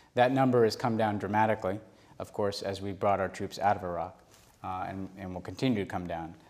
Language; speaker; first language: English; native; English